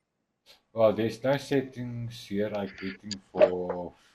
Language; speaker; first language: English; non-native, local second language; Afrikaans